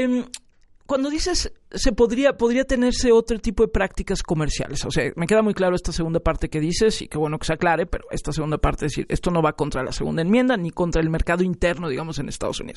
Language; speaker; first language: Spanish; native; Spanish